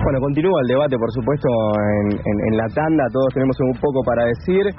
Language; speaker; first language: Spanish; native; Spanish